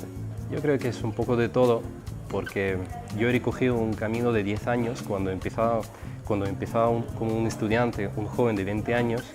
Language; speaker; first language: Spanish; non-native, fluent; Russian